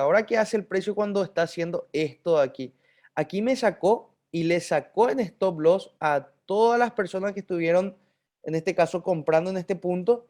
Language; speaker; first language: Spanish; native; Spanish